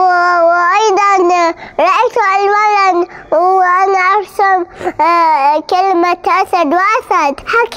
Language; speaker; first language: Arabic; early bilingual, heritage; Arabic